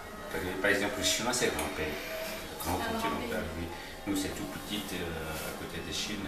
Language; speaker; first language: French; non-native, learner; Korean